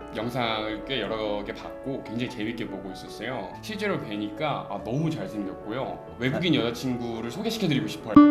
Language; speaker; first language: Korean; native; Korean